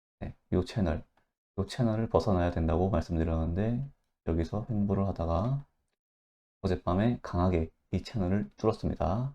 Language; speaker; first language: Korean; native; Korean